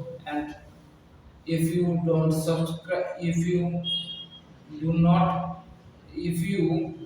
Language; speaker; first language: English; non-native, learner; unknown